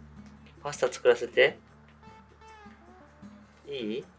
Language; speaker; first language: Japanese; native; Japanese